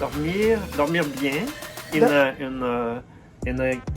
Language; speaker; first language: Spanish; non-native, learner; French